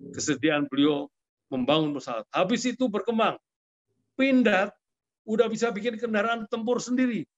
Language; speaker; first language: Indonesian; native; Indonesian